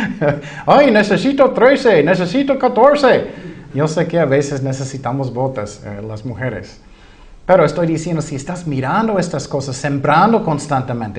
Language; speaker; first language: Spanish; non-native, fluent; English